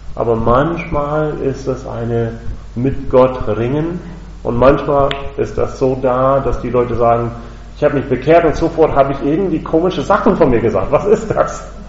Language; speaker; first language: German; non-native, fluent; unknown